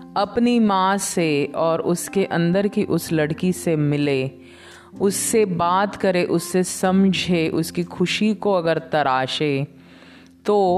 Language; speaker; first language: Hindi; non-native, local second language; Marathi